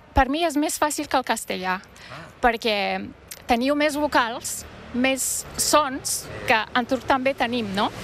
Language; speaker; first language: Catalan; non-native, fluent; Turkish